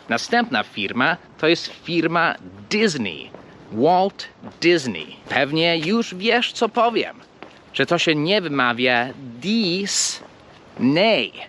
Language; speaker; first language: Polish; non-native, fluent; English